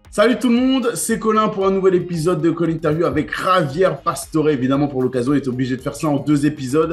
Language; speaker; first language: French; native; French